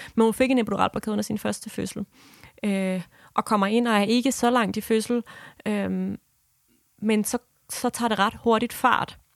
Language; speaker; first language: Danish; native; Danish